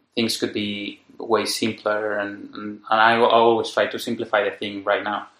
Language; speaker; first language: English; non-native, fluent; Spanish